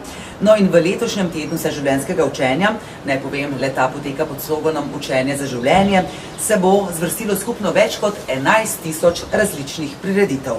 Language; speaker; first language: Slovenian; native; Slovenian